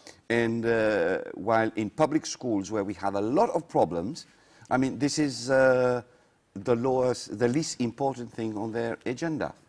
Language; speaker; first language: English; non-native, local second language; Seselwa Creole French